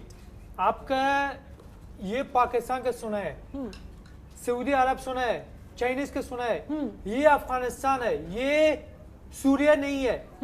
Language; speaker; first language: Hindi; non-native, learner; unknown